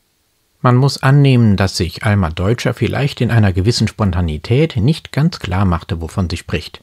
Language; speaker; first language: German; native; German